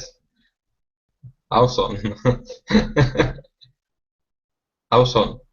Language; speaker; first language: English; non-native, learner; Spanish